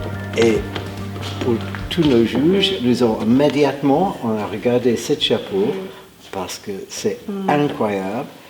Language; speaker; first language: French; non-native, fluent; English